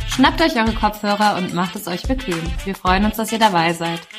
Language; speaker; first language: German; native; German